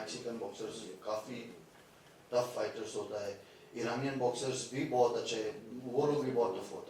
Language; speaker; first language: Hindi; non-native, fluent; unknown